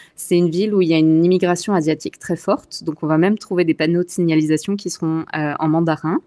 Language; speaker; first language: French; native; French